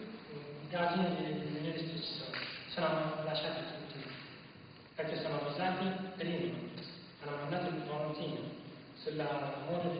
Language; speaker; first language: Italian; non-native, learner; Kurdish